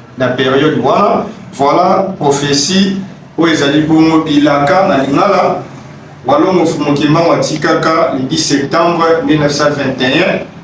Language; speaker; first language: Lingala; non-native, local second language; Kongo